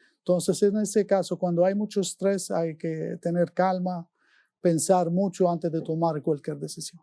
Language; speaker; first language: Spanish; non-native, fluent; Arabic